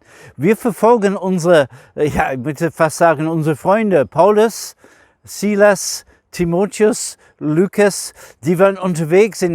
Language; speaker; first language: German; non-native, fluent; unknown